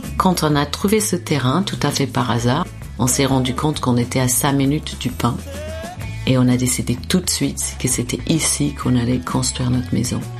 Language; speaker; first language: French; non-native, fluent; English